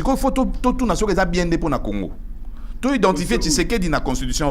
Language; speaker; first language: French; non-native, local second language; Lingala